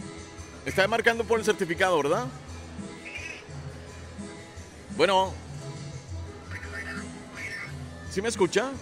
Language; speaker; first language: Spanish; native; Spanish